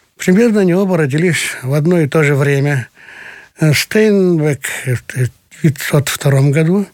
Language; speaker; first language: Russian; non-native, local second language; Kyrgyz